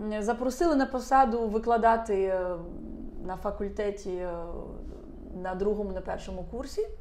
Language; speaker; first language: Ukrainian; non-native, local second language; Russian